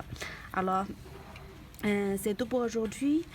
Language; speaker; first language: French; non-native, learner; Chinese